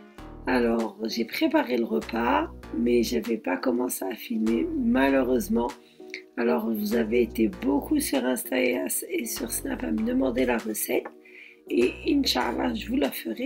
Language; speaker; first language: French; native; French